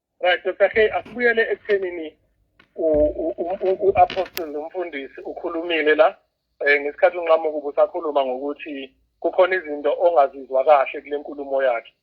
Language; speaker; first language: Zulu; native; Zulu